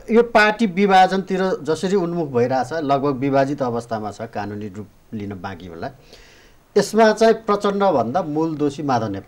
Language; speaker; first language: Nepali; native; Nepali